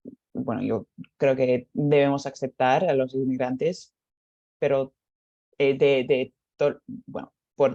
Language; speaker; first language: Spanish; non-native, learner; English